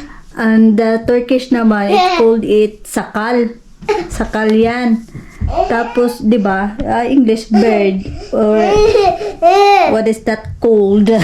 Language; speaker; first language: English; non-native, local second language; Cebuano